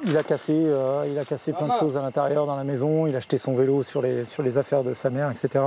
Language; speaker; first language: French; native; French